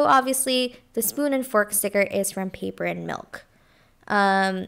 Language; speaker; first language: English; non-native, local second language; Filipino